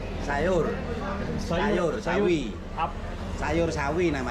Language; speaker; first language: Indonesian; native; Indonesian